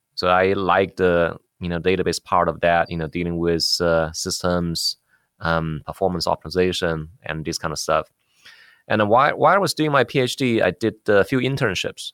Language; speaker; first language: English; non-native, fluent; Chinese